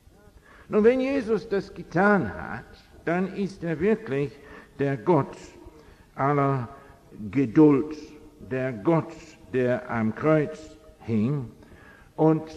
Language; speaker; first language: German; non-native, fluent; English